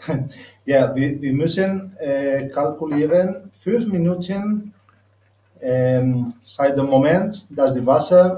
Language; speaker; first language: German; non-native, learner; Spanish